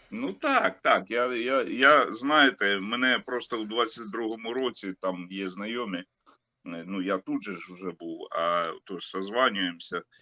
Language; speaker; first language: Ukrainian; non-native, local second language; Russian